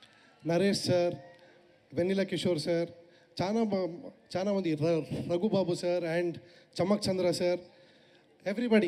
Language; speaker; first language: Telugu; non-native, learner; Kannada